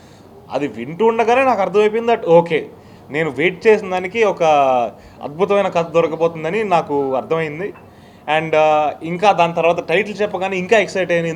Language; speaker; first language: Telugu; native; Telugu